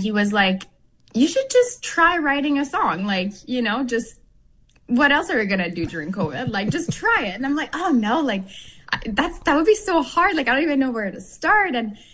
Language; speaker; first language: English; non-native, fluent; French